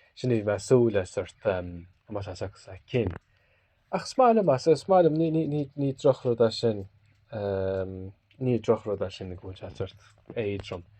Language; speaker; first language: Irish; native; Irish